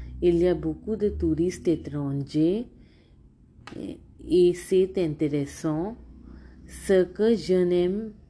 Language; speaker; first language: French; non-native, learner; Hindi